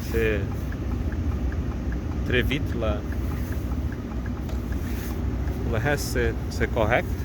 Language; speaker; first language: French; non-native, learner; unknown